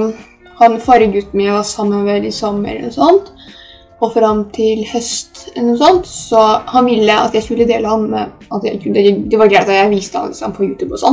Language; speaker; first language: Norwegian; early bilingual, other home language; Polish